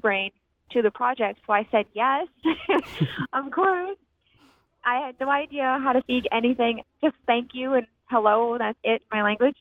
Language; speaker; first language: English; native; English